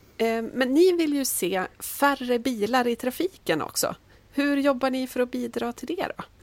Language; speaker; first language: Swedish; native; Swedish